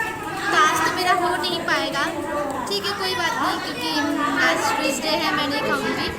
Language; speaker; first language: Hindi; native; Hindi